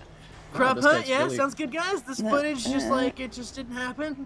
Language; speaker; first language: English; native; English